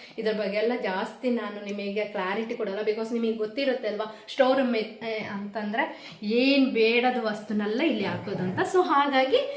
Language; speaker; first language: Kannada; non-native, local second language; Kodava